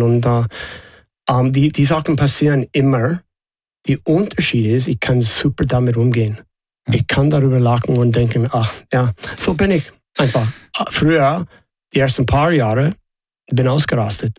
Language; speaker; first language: German; non-native, fluent; English